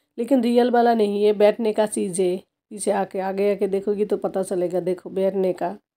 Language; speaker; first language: Hindi; non-native, local second language; Bangla